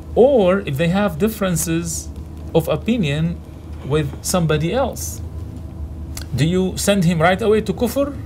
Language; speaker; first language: English; non-native, fluent; Arabic